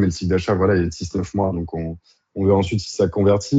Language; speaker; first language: French; native; French